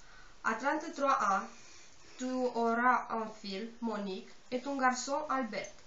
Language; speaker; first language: French; non-native, learner; Romanian